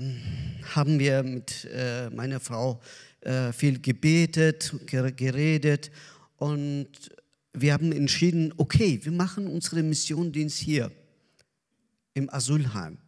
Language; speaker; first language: German; non-native, learner; Azerbaijani